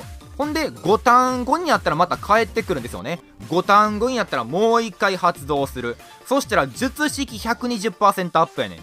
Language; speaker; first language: Japanese; native; Japanese